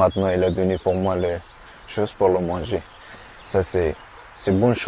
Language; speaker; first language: French; non-native, learner; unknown